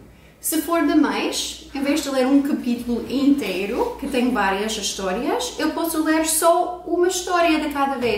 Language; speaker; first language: Portuguese; non-native, fluent; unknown